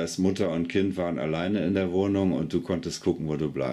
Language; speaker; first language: German; native; German